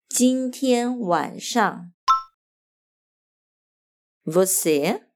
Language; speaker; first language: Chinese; non-native, fluent; Portuguese